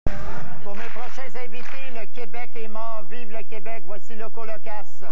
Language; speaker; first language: French; native; French